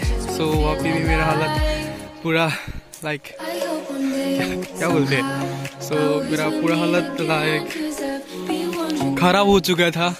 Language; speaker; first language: Hindi; non-native, local second language; Karbi